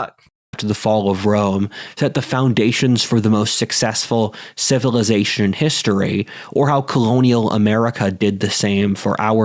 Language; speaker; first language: English; native; English